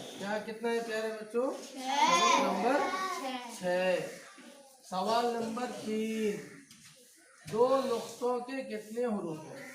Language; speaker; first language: Hindi; native; Hindi